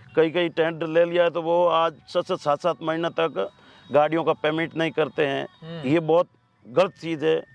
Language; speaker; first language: Hindi; native; Hindi